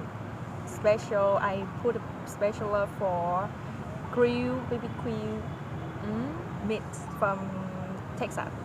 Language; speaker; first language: English; non-native, fluent; Vietnamese